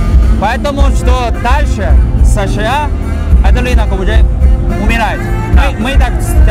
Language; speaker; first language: Russian; non-native, learner; Chinese